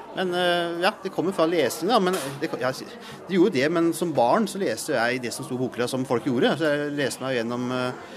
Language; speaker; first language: Norwegian; native; Norwegian